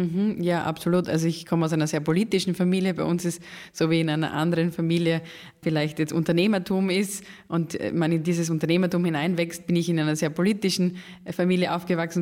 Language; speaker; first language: German; native; German